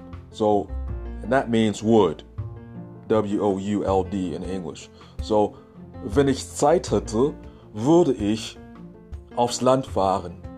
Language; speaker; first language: German; non-native, fluent; English